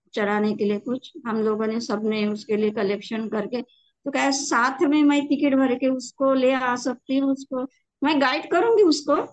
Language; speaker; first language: Hindi; native; Hindi